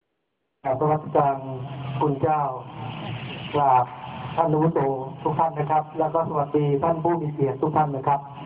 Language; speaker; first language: Thai; non-native, local second language; Lao